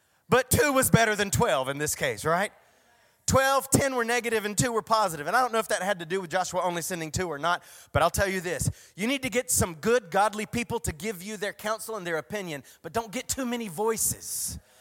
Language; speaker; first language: English; native; English